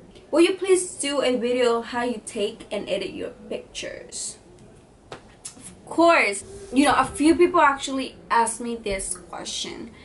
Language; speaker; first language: English; early bilingual, other home language; Spanish